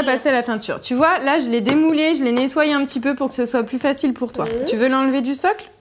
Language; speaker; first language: French; native; French